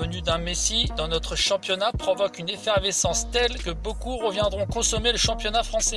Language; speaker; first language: French; native; French